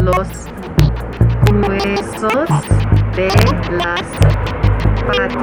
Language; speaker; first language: Spanish; non-native, learner; English